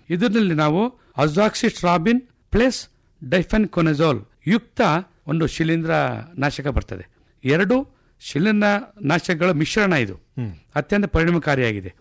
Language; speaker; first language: Kannada; native; Kannada